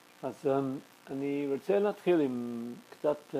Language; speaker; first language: Hebrew; non-native, fluent; English